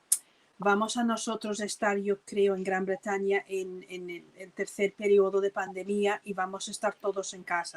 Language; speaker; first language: Spanish; non-native, fluent; English